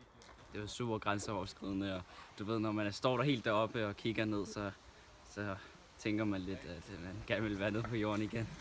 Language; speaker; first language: Danish; native; Danish